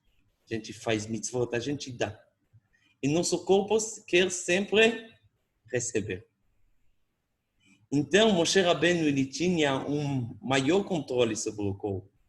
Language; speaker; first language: Portuguese; non-native, fluent; Hebrew